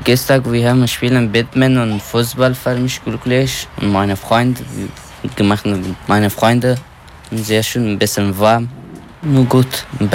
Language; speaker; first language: German; non-native, learner; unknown